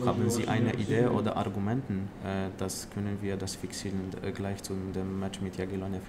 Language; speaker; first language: German; non-native, learner; Polish